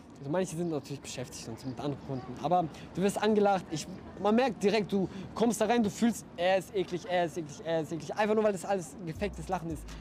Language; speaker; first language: German; early bilingual, other home language; Russian